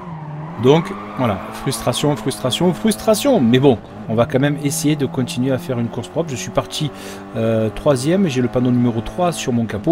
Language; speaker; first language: French; native; French